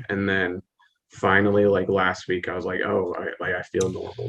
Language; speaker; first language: English; native; English